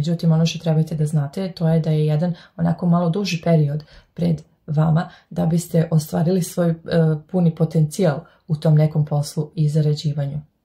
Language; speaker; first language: Serbian; native; Serbian